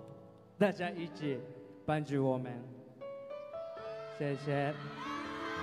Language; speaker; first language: Chinese; non-native, learner; Japanese